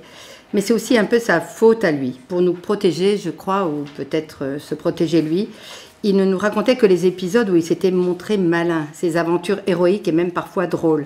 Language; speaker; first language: French; native; French